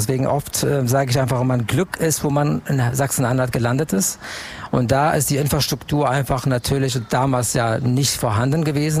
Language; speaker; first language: German; non-native, fluent; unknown